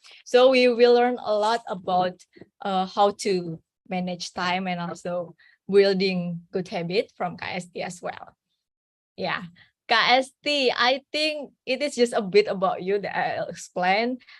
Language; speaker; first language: English; non-native, fluent; Indonesian